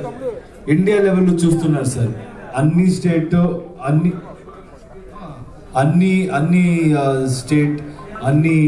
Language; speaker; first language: Telugu; non-native, learner; Kannada